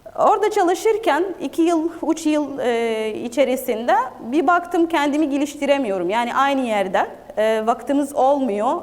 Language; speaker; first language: Turkish; non-native, fluent; Arabic